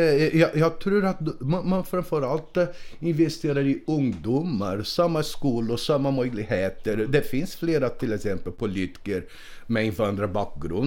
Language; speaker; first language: Swedish; non-native, fluent; Portuguese